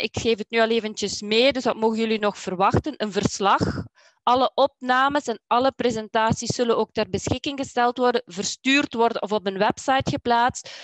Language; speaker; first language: Dutch; native; Dutch